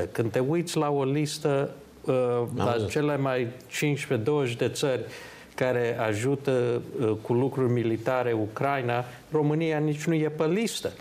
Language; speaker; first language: Romanian; early bilingual, heritage; Romanian